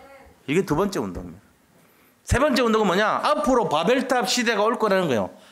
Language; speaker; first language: Korean; native; Korean